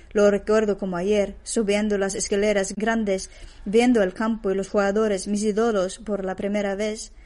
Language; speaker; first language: Spanish; non-native, fluent; Swedish